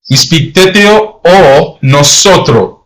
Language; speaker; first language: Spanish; non-native, learner; English